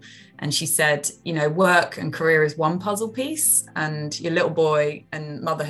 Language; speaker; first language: English; native; English